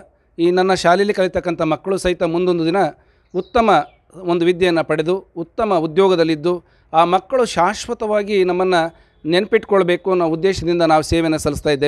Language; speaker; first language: Kannada; native; Kannada